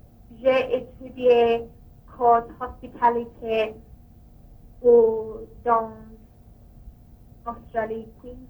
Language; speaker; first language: French; non-native, learner; English